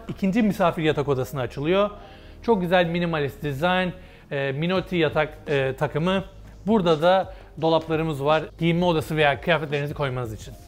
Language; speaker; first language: Turkish; early bilingual, heritage; Turkish